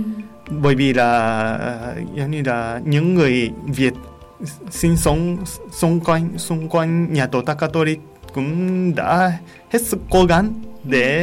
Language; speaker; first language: Vietnamese; non-native, learner; Japanese